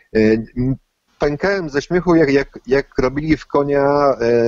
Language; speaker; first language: Polish; native; Polish